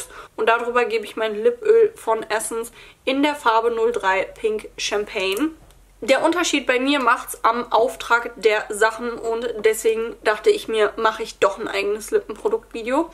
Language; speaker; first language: German; native; German